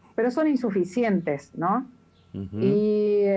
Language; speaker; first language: Spanish; native; Spanish